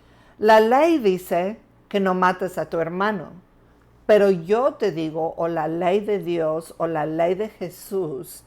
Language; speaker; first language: Spanish; non-native, fluent; English